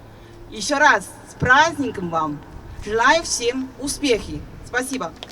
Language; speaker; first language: Russian; non-native, fluent; Chinese